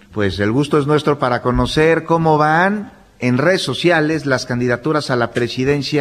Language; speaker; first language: Spanish; native; Spanish